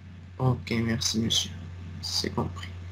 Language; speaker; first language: French; non-native, local second language; Arabic